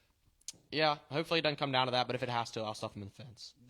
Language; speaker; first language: English; native; English